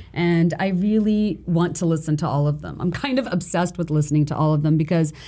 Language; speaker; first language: English; non-native, local second language; Bangla